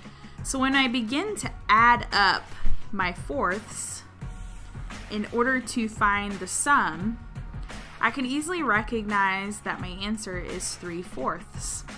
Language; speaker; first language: English; native; English